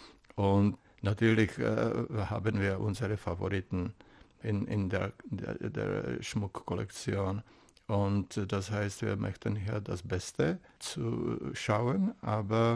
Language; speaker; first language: German; non-native, fluent; Czech